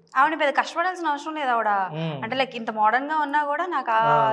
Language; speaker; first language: Telugu; native; Telugu